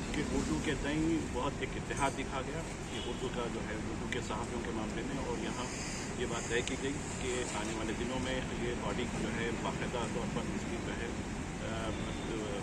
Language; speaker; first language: Hindi; non-native, local second language; Urdu